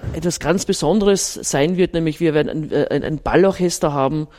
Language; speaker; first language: German; native; German